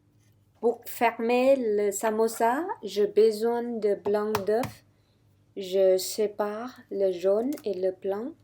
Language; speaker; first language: French; non-native, fluent; Vietnamese